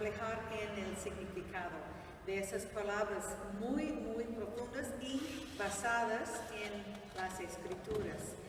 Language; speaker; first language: Spanish; non-native, fluent; English